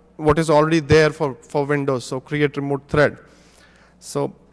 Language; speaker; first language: English; non-native, local second language; Hindi